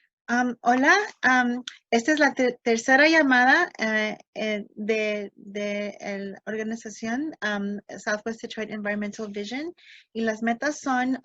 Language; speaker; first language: Spanish; early bilingual, heritage; English